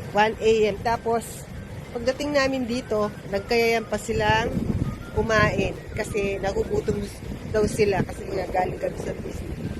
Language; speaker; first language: Filipino; native; Filipino